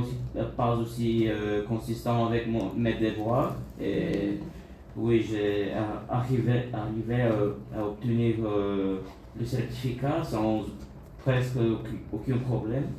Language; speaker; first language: French; non-native, learner; Bulgarian